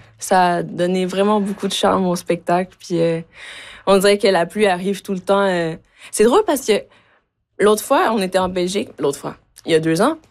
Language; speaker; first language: French; early bilingual, other home language; Spanish